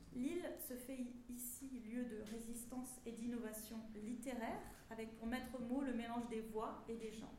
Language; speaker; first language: French; native; French